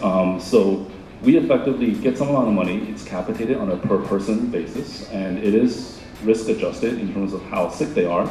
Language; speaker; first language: English; native; English